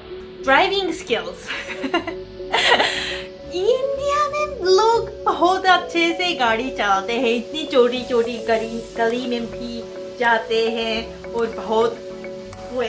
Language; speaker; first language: Hindi; non-native, fluent; Japanese